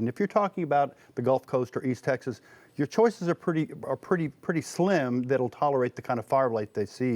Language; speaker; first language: English; native; English